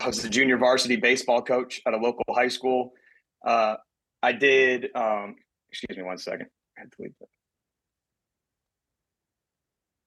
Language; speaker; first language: English; native; English